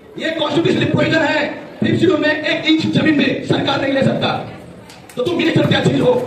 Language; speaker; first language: Hindi; non-native, local second language; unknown